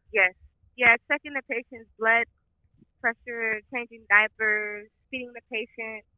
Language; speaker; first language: English; native; English